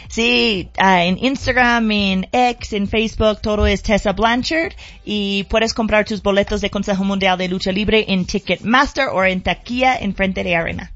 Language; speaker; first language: Spanish; non-native, learner; English